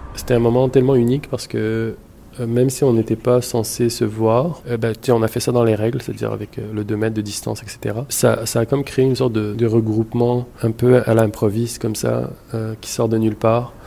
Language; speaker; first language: French; native; French